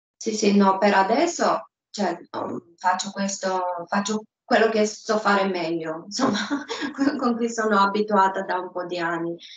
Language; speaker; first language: Italian; non-native, fluent; Romanian